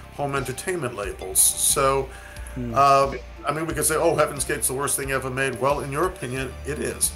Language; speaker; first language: English; native; English